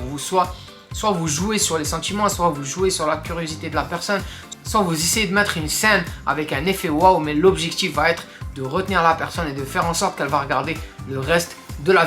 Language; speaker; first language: French; native; French